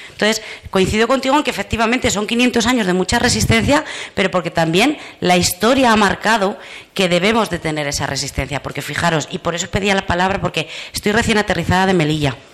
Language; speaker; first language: Spanish; native; Spanish